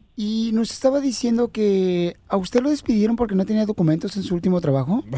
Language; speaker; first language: Spanish; native; Spanish